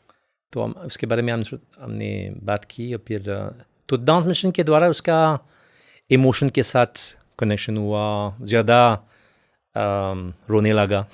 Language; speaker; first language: Hindi; non-native, fluent; French